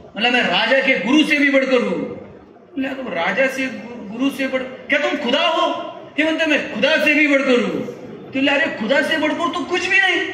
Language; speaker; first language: Hindi; non-native, local second language; Marathi